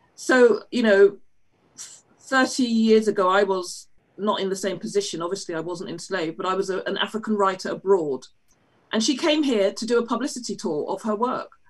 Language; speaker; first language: English; native; English